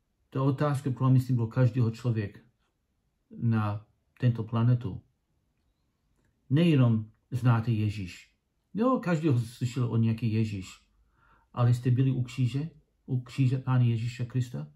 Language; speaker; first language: Czech; non-native, learner; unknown